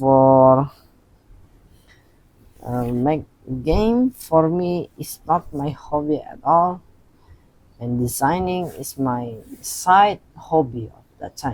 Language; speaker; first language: English; non-native, learner; Indonesian